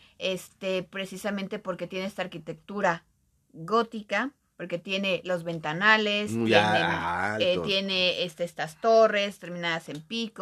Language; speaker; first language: Spanish; native; Spanish